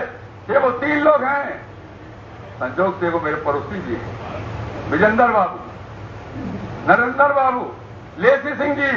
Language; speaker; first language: Hindi; native; Hindi